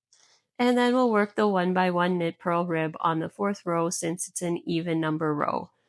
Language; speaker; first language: English; native; English